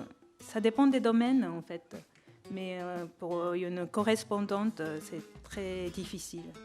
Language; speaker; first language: French; non-native, fluent; Japanese